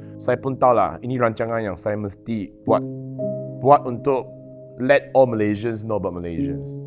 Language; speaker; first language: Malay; non-native, local second language; Chinese